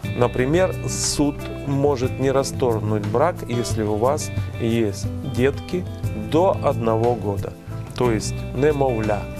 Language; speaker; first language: Russian; native; Russian